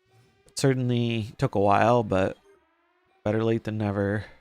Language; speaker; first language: English; native; English